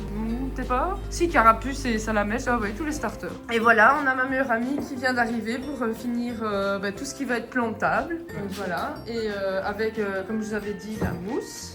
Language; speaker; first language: French; native; French